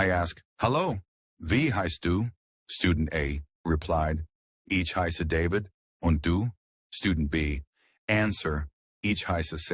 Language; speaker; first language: German; non-native, learner; English